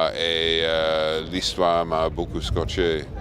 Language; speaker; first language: French; non-native, fluent; English